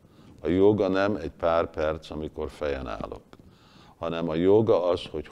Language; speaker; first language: Hungarian; early bilingual, heritage; Hungarian